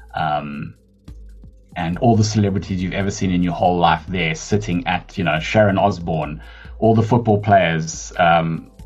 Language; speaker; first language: English; native; English